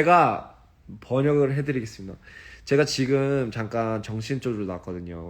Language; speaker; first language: Korean; early bilingual, heritage; English